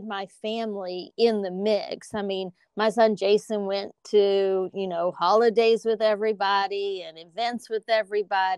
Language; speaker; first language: English; native; English